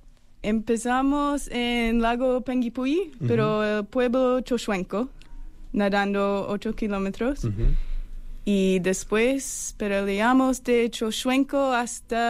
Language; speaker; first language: Spanish; non-native, fluent; English